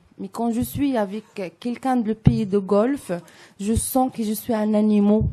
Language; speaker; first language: French; non-native, local second language; Arabic